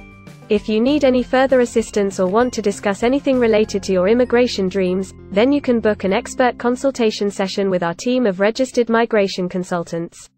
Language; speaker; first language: English; non-native, local second language; Hindi